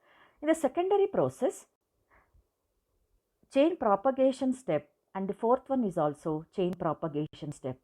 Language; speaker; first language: English; non-native, local second language; Kannada